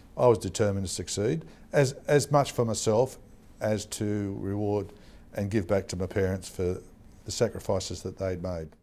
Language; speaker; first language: English; native; English